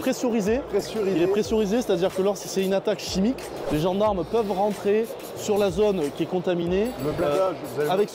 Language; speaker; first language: French; native; French